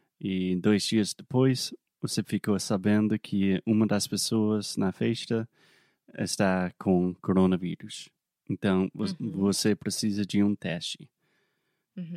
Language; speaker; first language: Portuguese; non-native, fluent; English